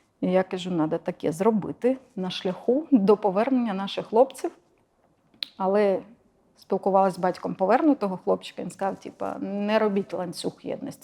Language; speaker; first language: Ukrainian; non-native, local second language; Russian